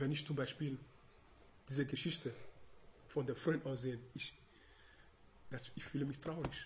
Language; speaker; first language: German; non-native, learner; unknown